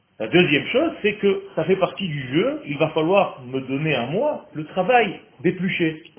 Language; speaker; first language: French; non-native, fluent; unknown